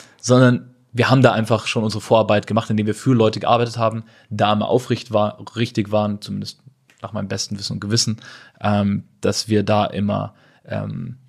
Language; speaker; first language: German; native; German